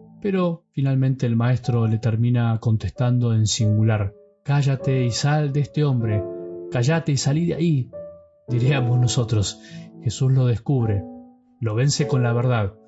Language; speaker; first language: Spanish; native; Spanish